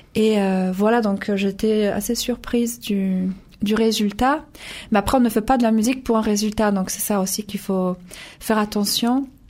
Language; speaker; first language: French; non-native, fluent; Polish